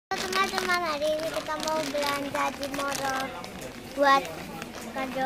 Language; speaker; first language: Indonesian; non-native, fluent; Korean